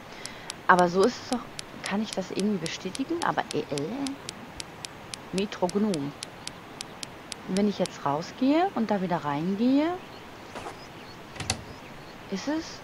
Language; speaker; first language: German; native; German